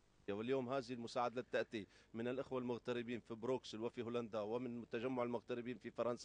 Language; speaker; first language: Arabic; native; Arabic